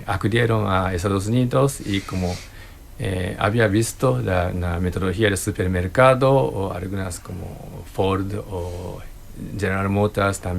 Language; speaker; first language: Spanish; non-native, learner; Japanese